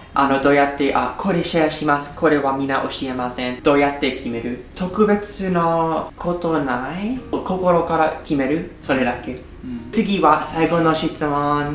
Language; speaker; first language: Japanese; non-native, learner; English